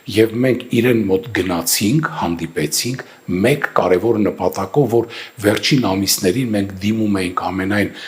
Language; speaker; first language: Armenian; native; Armenian